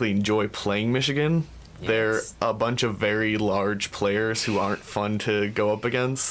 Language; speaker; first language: English; native; English